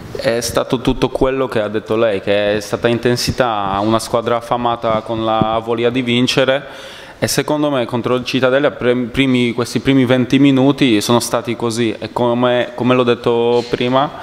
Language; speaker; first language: Italian; non-native, fluent; Polish